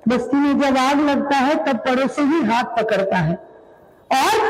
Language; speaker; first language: Hindi; non-native, local second language; Bangla